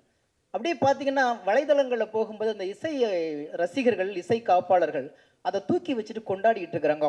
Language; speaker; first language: Tamil; native; Tamil